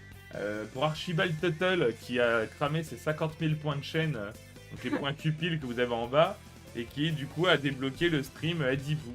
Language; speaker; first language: French; native; French